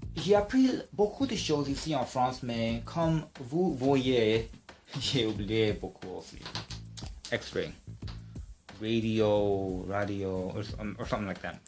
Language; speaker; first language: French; non-native, learner; English